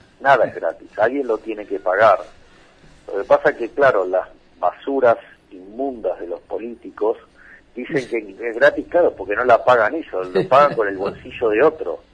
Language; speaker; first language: Spanish; native; Spanish